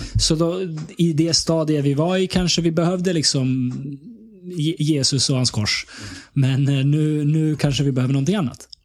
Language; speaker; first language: Swedish; early bilingual, other home language; Bosnian